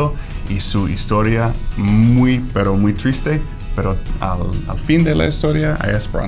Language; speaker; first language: Spanish; non-native, fluent; English